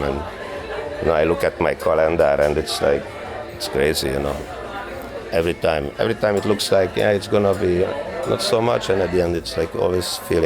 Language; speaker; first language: English; non-native, fluent; Hungarian